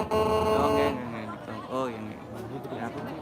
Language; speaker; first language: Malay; non-native, local second language; Balinese